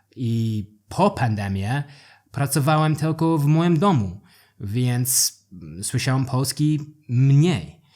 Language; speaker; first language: Polish; non-native, learner; English